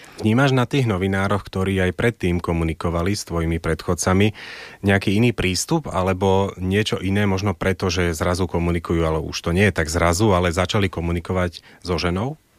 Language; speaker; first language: Slovak; native; Slovak